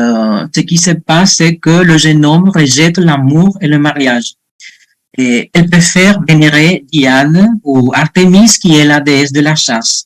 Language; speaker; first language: French; non-native, fluent; Spanish